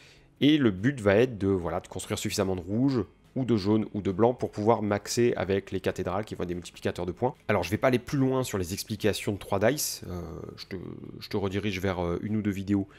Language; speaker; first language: French; native; French